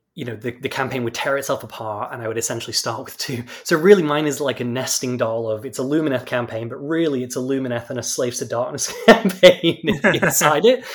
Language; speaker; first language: English; native; English